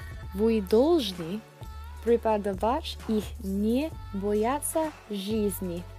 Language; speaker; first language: Russian; non-native, learner; English